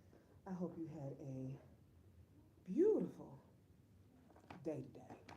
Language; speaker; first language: English; native; English